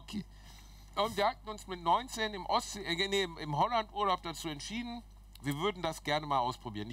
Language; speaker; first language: German; native; German